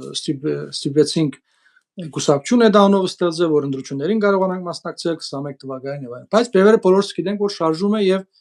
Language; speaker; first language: Armenian; early bilingual, heritage; Armenian